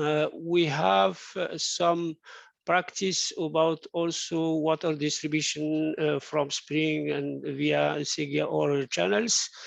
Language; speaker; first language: English; non-native, fluent; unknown